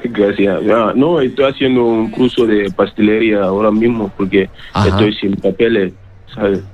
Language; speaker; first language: Spanish; non-native, learner; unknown